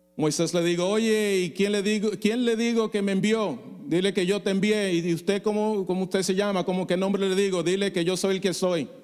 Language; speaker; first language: Spanish; non-native, fluent; English